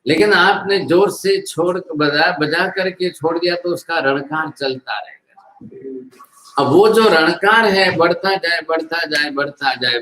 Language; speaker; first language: Hindi; non-native, local second language; Gujarati